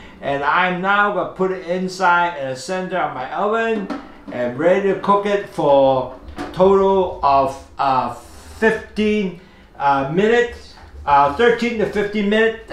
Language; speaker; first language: English; non-native, local second language; Cantonese